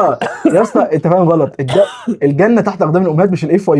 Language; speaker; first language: Arabic; native; Arabic